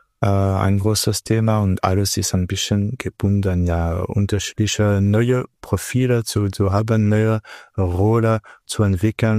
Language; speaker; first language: German; non-native, local second language; French